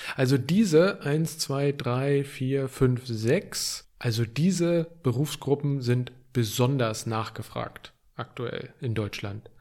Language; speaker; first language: German; native; German